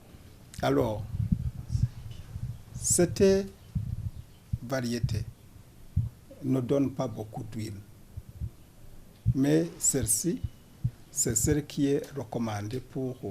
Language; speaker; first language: French; non-native, local second language; Rundi